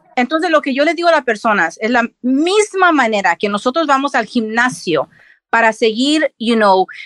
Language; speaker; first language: Spanish; early bilingual, heritage; Spanish